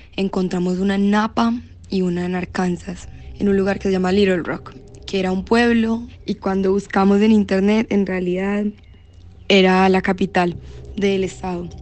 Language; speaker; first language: Spanish; native; Spanish